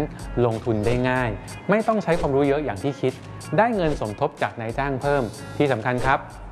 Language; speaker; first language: Thai; native; Thai